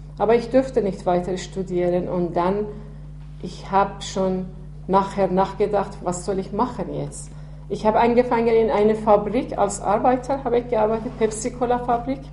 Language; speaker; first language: German; non-native, fluent; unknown